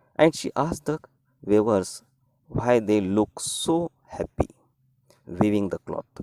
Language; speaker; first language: English; non-native, local second language; Marathi